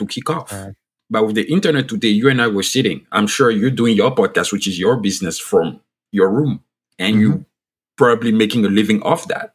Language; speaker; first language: English; non-native, fluent; French